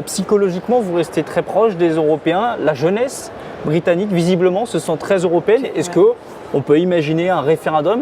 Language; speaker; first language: French; native; French